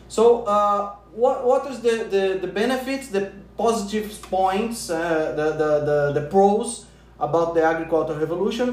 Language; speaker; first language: English; non-native, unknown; Portuguese